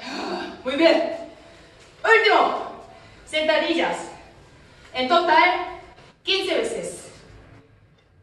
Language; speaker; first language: Spanish; non-native, learner; Korean